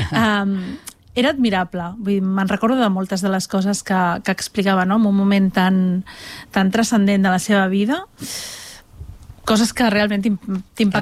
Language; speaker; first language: Catalan; native; Catalan